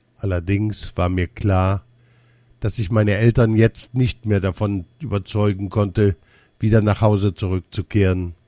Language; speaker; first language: German; early bilingual, other home language; Russian